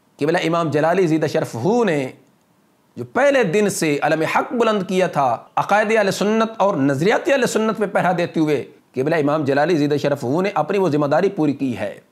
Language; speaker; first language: Urdu; non-native, local second language; Punjabi